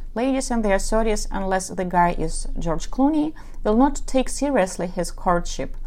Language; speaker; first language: English; non-native, fluent; Russian